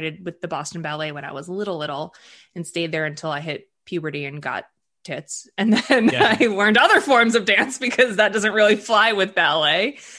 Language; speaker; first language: English; early bilingual, other home language; Russian